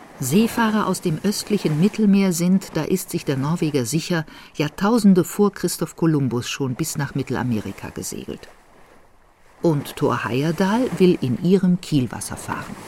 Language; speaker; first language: German; native; German